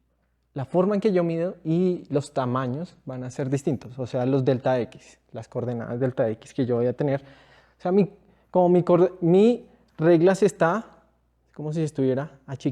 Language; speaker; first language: Spanish; native; Spanish